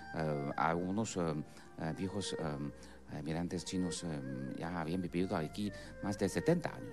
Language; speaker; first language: Spanish; non-native, fluent; Chinese